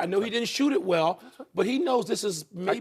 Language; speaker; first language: English; native; English